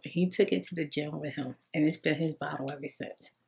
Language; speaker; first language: English; native; English